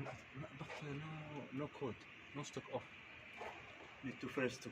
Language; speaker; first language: English; non-native, learner; Arabic